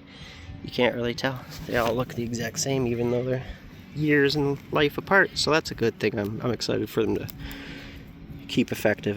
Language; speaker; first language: English; native; English